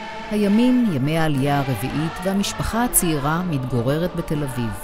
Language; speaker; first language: Hebrew; native; Hebrew